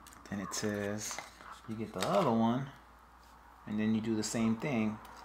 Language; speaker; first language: English; early bilingual, other home language; Spanish